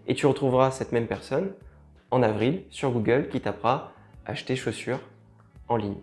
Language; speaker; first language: French; native; French